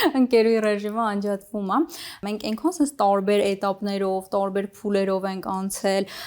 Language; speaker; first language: Armenian; native; Armenian